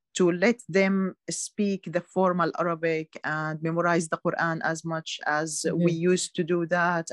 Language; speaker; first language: English; non-native, learner; Arabic